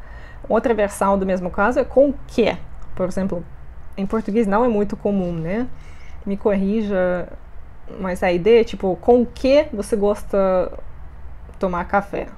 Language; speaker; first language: Portuguese; non-native, fluent; Russian